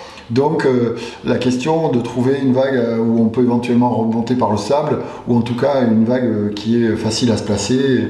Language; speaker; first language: French; native; French